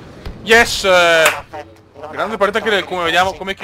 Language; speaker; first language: Italian; native; Italian